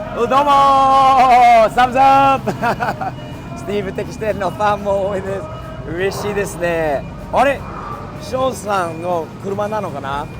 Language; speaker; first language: Japanese; non-native, fluent; English